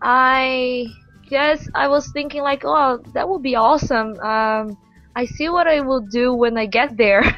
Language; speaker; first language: English; non-native, fluent; Portuguese